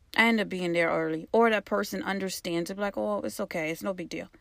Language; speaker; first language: English; early bilingual, other home language; Haitian Creole